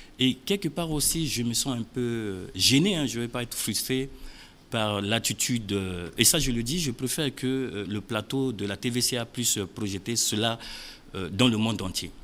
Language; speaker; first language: French; non-native, local second language; Sango